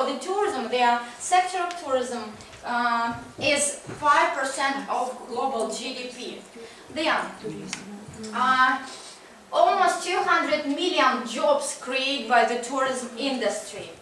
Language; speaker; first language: English; non-native, fluent; Russian